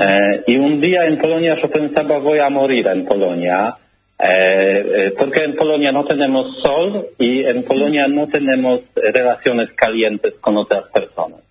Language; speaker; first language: Spanish; non-native, learner; Polish